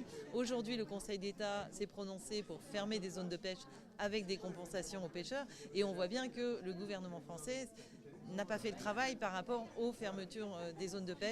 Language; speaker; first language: French; native; French